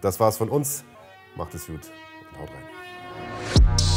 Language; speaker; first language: German; native; German